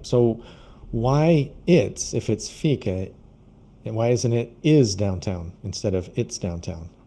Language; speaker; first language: English; non-native, fluent; Portuguese